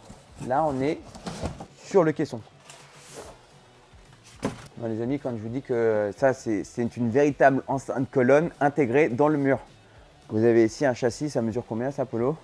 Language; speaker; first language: French; native; French